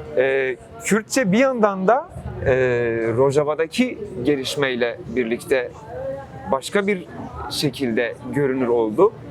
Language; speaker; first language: Turkish; non-native, local second language; Kurdish